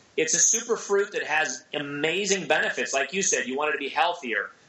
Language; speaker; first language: English; native; English